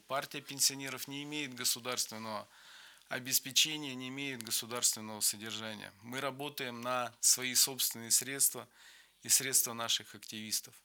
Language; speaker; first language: Russian; native; Russian